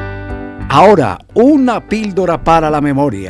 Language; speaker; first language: Spanish; native; Spanish